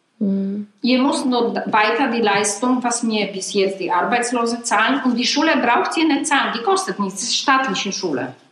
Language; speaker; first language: German; non-native, fluent; Polish